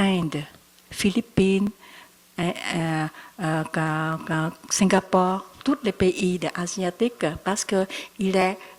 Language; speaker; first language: French; non-native, learner; Vietnamese